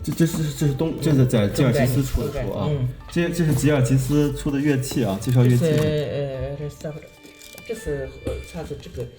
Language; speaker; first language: Chinese; native; Chinese